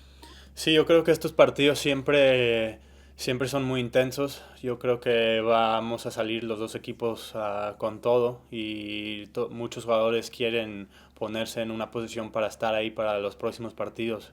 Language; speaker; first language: Spanish; early bilingual, heritage; Spanish